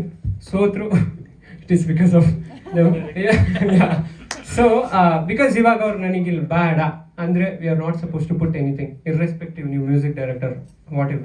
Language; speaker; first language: Kannada; native; Kannada